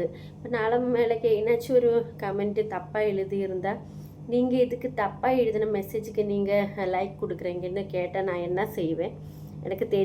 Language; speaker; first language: Tamil; non-native, local second language; Malayalam